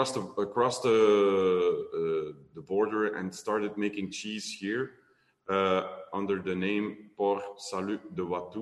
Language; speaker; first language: English; non-native, fluent; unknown